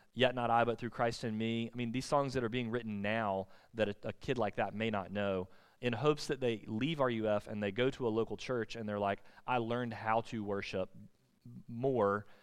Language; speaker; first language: English; native; English